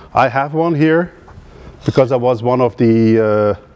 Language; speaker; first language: English; non-native, fluent; Dutch